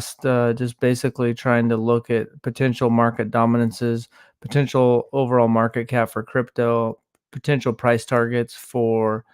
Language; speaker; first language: English; native; English